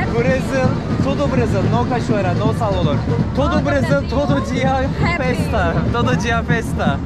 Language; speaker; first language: Portuguese; non-native, learner; Turkish